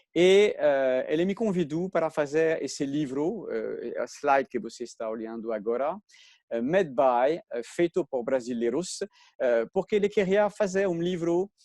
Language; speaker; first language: Portuguese; non-native, fluent; French